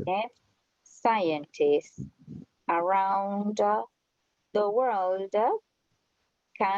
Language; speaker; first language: English; non-native, fluent; Spanish